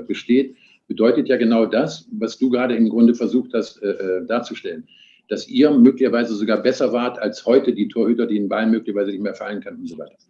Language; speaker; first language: German; native; German